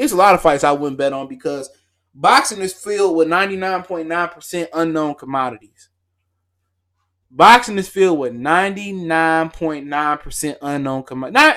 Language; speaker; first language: English; native; English